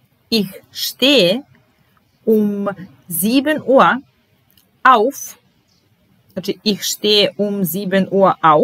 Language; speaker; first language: German; non-native, fluent; Serbian